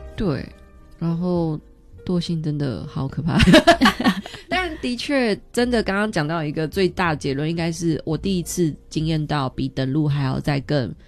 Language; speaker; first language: Chinese; native; Chinese